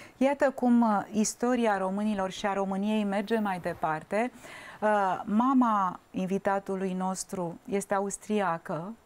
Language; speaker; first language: Romanian; native; Romanian